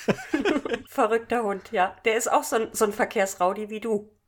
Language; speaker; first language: German; native; German